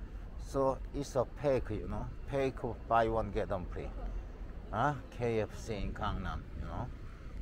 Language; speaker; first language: English; non-native, learner; Korean